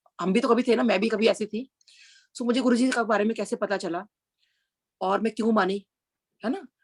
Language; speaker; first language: Hindi; native; Hindi